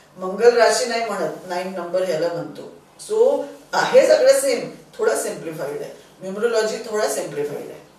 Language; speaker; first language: Marathi; non-native, local second language; Sindhi